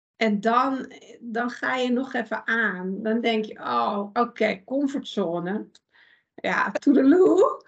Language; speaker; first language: Dutch; early bilingual, other home language; Persian